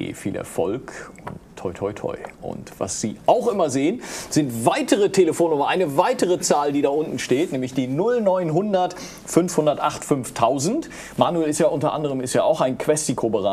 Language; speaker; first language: German; native; German